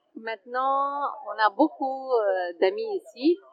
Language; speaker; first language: French; non-native, fluent; Arabic